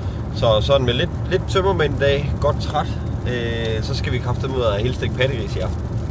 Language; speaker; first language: Danish; native; Danish